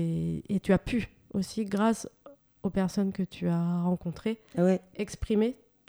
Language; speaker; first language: French; native; French